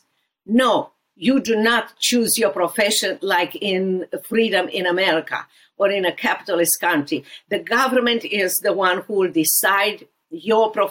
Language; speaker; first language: English; non-native, fluent; Romanian